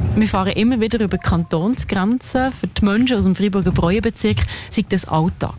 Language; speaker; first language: German; native; German